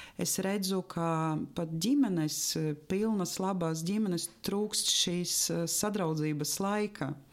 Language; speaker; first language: Latvian; non-native, local second language; Russian